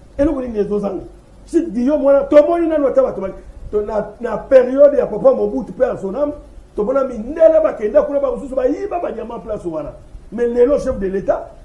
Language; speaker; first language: Lingala; non-native, local second language; Kituba (Democratic Republic of Congo)